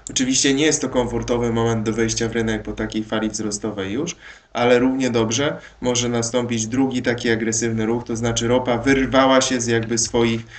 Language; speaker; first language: Polish; native; Polish